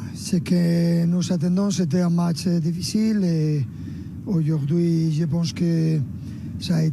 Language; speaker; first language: French; non-native, fluent; Spanish